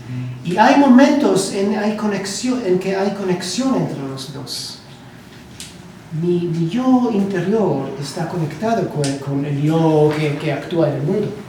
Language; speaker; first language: Spanish; non-native, learner; Hebrew